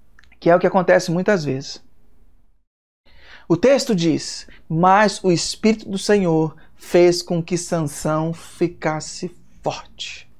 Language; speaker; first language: Portuguese; native; Portuguese